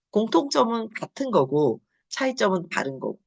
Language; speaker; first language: Korean; native; Korean